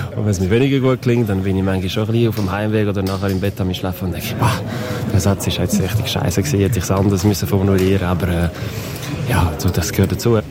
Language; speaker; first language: German; non-native, local second language; French